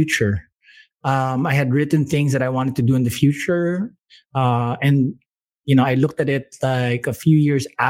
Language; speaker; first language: English; non-native, local second language; Filipino